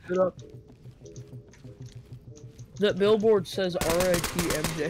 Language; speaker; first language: English; native; English